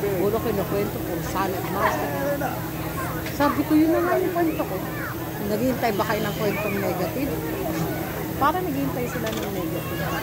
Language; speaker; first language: Filipino; native; Filipino